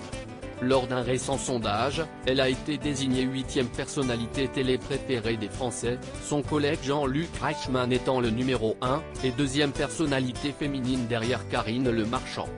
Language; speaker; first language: French; native; French